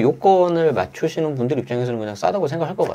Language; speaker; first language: Korean; native; Korean